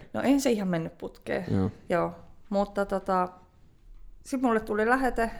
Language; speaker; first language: Finnish; native; Finnish